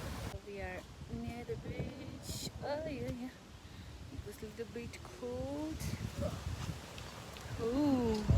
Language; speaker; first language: English; non-native, learner; Tibetan